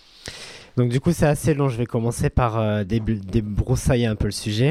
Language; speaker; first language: French; native; French